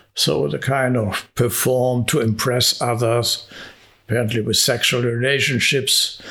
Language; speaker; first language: English; non-native, fluent; Hungarian